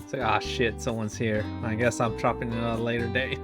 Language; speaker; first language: English; native; English